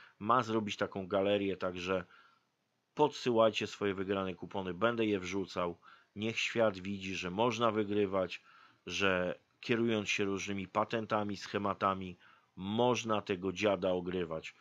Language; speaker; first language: Polish; native; Polish